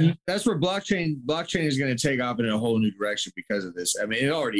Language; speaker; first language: English; native; English